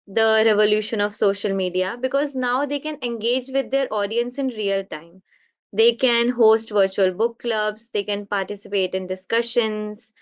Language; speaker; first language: English; non-native, local second language; Hindi